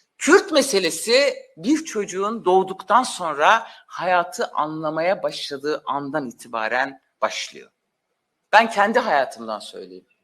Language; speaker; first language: Turkish; non-native, local second language; Kurdish